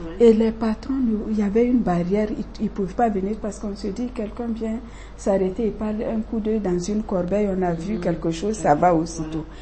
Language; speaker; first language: French; non-native, local second language; Bambara